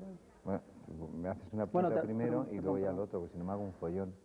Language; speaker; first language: Spanish; native; Spanish